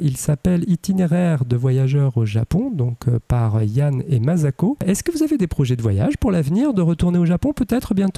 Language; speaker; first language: French; native; French